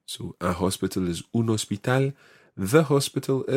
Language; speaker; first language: English; native; English